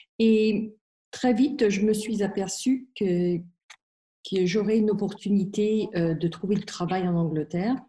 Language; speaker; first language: French; native; French